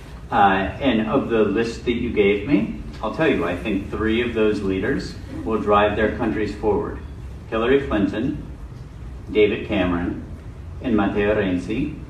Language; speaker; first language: English; native; English